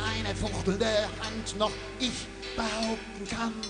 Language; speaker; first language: German; native; German